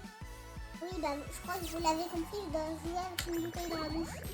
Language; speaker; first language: French; native; French